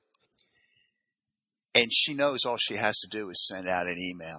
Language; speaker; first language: English; native; English